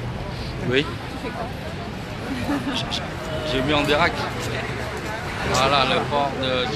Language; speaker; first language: French; non-native, learner; Khmer